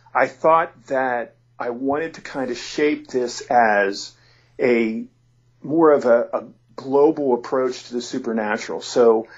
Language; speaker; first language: English; native; English